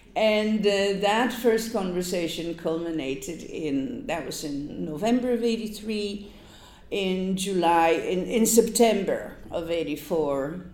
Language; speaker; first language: English; non-native, fluent; Polish